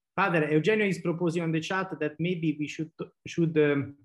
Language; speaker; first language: English; non-native, fluent; Italian